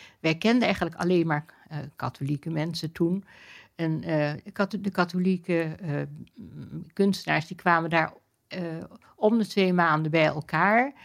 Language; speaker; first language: Dutch; native; Dutch